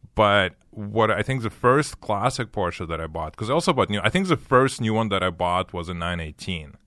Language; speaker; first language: English; early bilingual, other home language; Ukrainian